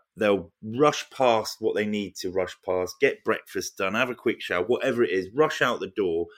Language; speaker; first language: English; native; English